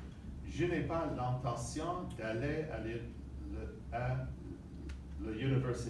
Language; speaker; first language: French; non-native, learner; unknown